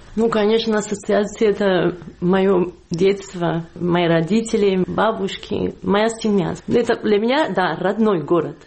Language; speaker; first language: Russian; non-native, fluent; Catalan